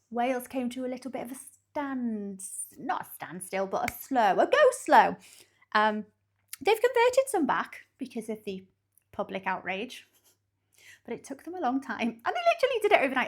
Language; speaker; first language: English; native; English